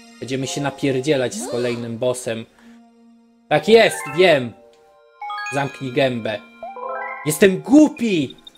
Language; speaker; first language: Polish; early bilingual, heritage; Polish